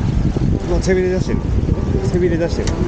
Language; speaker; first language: Japanese; native; Japanese